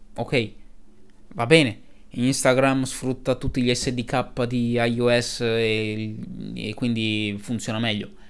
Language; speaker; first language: Italian; early bilingual, other home language; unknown